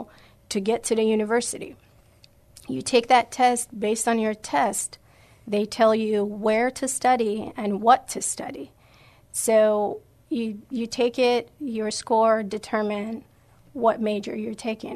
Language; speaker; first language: English; non-native, fluent; Persian